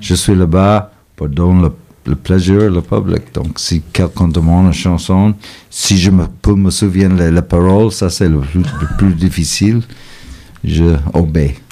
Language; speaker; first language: French; non-native, fluent; English